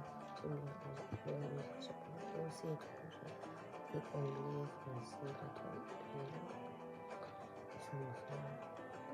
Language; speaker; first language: French; non-native, learner; Japanese